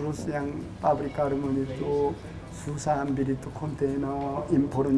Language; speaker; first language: Indonesian; non-native, learner; Korean